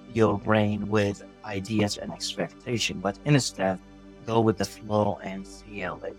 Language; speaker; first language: English; non-native, learner; Arabic